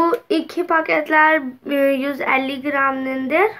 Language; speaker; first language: Turkish; non-native, learner; Urdu